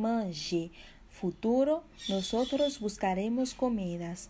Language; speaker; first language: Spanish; non-native, fluent; Haitian Creole